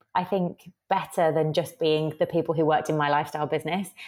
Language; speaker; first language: English; native; English